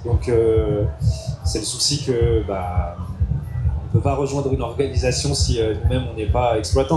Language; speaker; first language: French; native; French